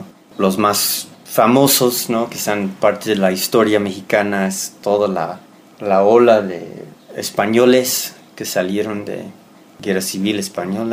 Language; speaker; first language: Spanish; non-native, fluent; English